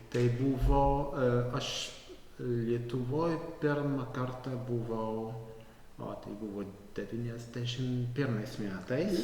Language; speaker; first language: Lithuanian; non-native, fluent; French